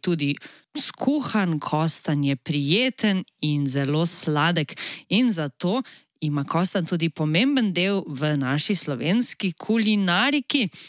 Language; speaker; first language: Slovenian; native; Slovenian